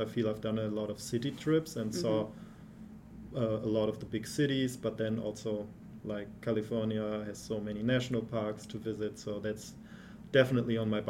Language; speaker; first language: English; non-native, fluent; German